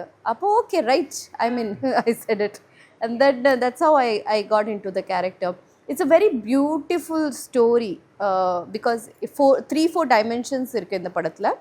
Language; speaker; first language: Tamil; non-native, learner; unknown